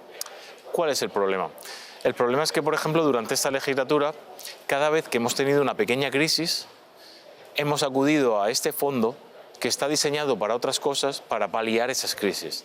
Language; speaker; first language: Spanish; native; Spanish